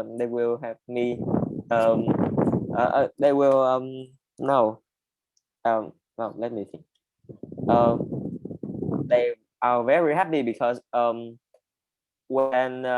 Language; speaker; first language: English; non-native, learner; Vietnamese